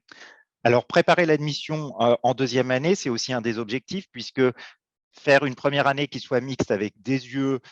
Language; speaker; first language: French; native; French